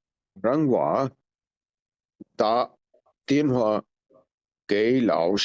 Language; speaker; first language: Chinese; non-native, learner; Urdu